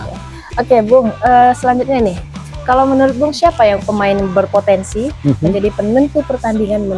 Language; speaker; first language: Indonesian; native; Indonesian